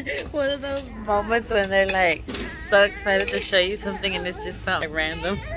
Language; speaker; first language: English; early bilingual, other home language; Spanish